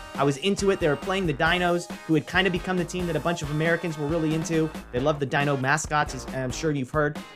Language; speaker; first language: English; native; English